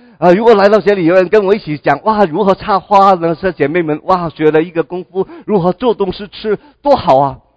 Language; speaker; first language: Chinese; non-native, local second language; Cantonese